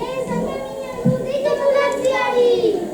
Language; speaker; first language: Basque; non-native, local second language; Spanish